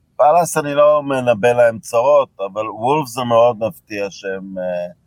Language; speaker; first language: Hebrew; early bilingual, other home language; Afrikaans